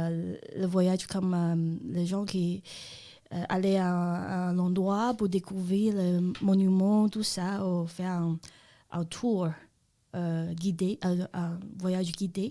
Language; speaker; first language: French; non-native, learner; Chinese